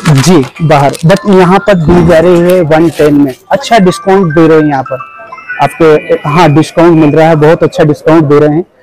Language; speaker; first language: Hindi; non-native, local second language; Assamese